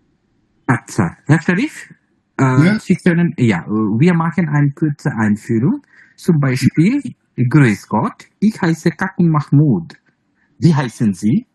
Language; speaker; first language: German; non-native, fluent; Bangla